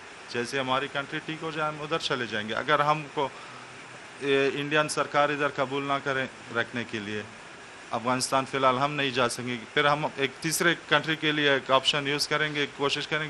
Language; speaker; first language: Hindi; non-native, fluent; Persian